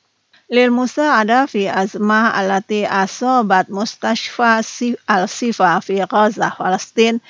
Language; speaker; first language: Arabic; non-native, fluent; Indonesian